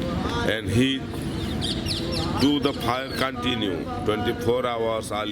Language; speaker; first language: English; non-native, learner; Hindi